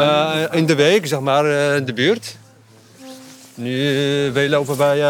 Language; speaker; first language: Dutch; non-native, learner; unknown